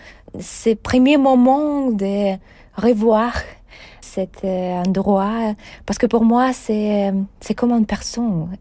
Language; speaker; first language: French; non-native, fluent; Russian